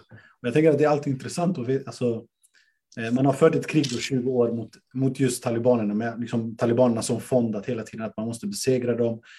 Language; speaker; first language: Swedish; native; Swedish